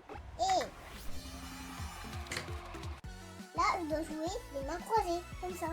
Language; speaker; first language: French; native; French